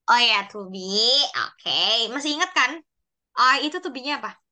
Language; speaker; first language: Indonesian; native; Indonesian